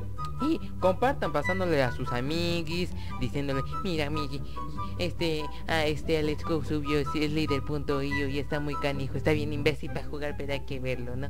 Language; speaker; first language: Spanish; native; Spanish